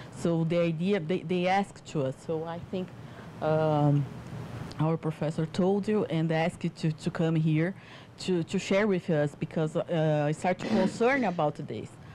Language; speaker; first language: English; non-native, learner; Portuguese